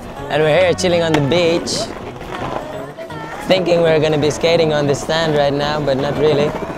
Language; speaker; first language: English; non-native, fluent; Latvian